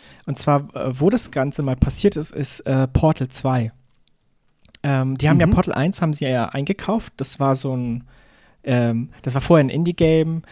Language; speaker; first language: German; native; German